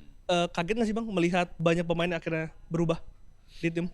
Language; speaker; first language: Indonesian; native; Indonesian